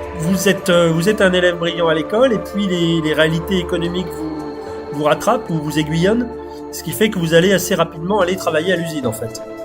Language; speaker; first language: French; native; French